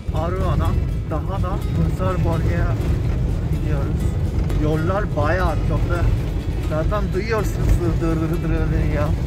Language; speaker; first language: Turkish; non-native, fluent; Japanese